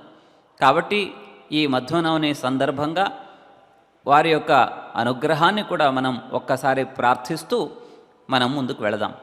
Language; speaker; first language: Telugu; native; Telugu